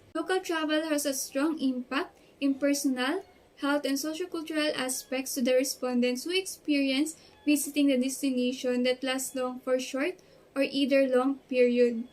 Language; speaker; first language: English; non-native, local second language; Filipino